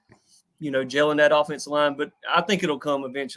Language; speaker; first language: English; native; English